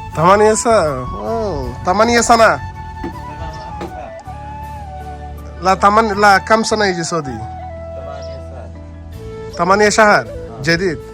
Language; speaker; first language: Arabic; non-native, learner; Bangla